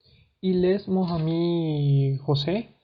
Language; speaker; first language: French; non-native, learner; Spanish